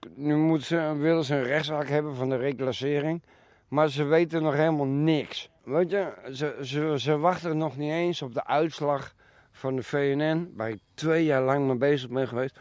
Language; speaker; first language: Dutch; native; Dutch